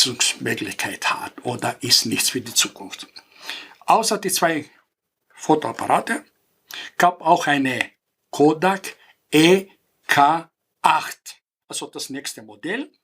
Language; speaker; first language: German; non-native, fluent; Greek